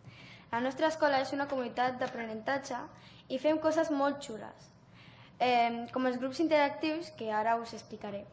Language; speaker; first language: Catalan; early bilingual, other home language; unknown